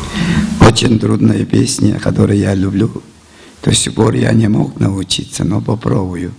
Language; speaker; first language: Russian; non-native, local second language; Tuvinian